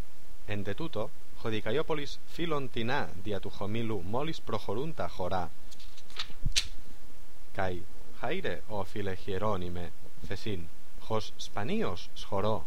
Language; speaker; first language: Greek; non-native, fluent; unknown